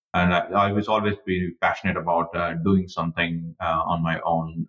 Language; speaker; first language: English; non-native, local second language; Tamil